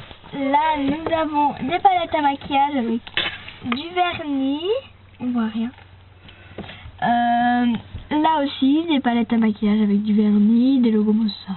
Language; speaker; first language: French; native; French